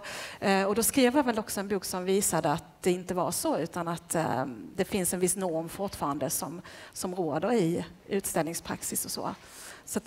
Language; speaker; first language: Swedish; native; Swedish